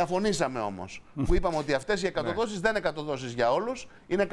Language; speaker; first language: Greek; native; Greek